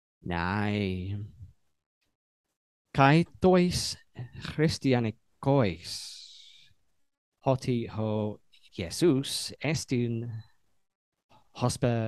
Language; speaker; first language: Greek; non-native, learner; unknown